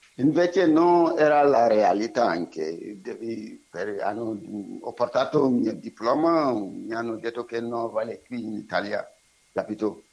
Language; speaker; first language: Italian; non-native, learner; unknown